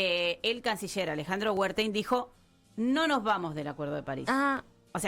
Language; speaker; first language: Spanish; native; Spanish